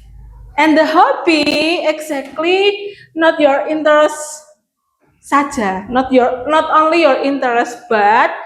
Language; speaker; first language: English; non-native, learner; Indonesian